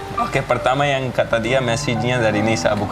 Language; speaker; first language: Indonesian; non-native, fluent; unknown